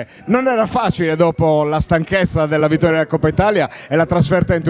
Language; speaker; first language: Italian; native; Italian